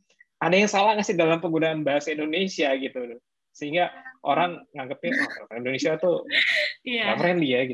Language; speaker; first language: Indonesian; native; Indonesian